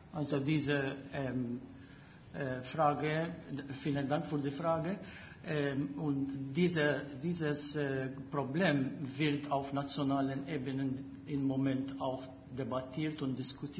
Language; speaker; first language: German; non-native, fluent; Maltese